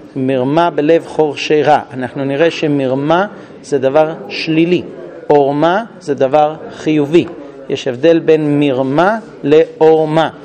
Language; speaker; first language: Hebrew; non-native, fluent; English